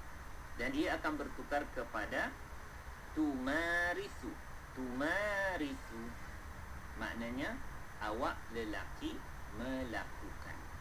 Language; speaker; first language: Malay; native; Malay